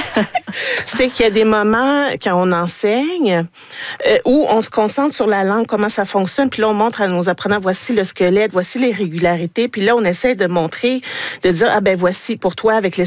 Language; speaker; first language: French; native; French